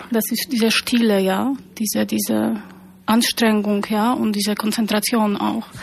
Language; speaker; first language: German; non-native, fluent; Polish